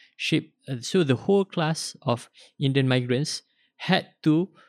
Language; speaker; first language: English; non-native, local second language; Malay